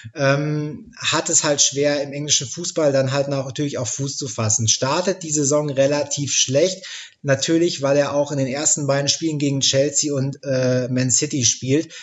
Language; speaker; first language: German; native; German